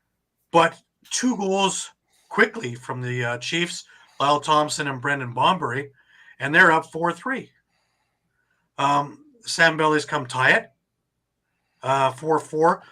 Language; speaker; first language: English; native; English